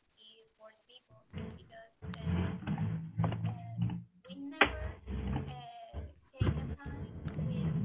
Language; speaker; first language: English; non-native, learner; Spanish